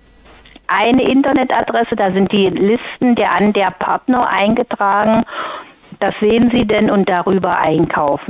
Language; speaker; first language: German; native; German